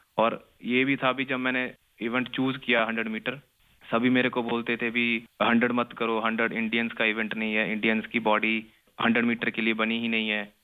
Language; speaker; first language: Hindi; non-native, local second language; Punjabi